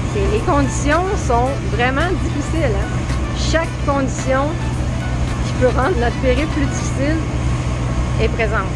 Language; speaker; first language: French; native; French